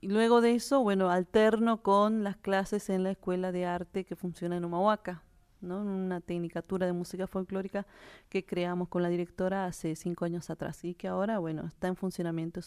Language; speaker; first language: Spanish; native; Spanish